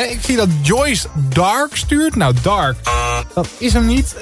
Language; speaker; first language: Dutch; native; Dutch